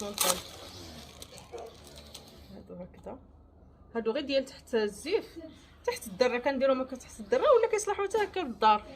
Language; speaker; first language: Arabic; native; Arabic